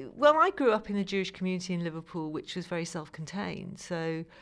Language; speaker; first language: English; native; English